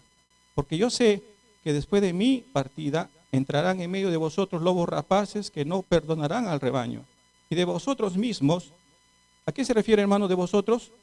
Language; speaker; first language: Spanish; native; Spanish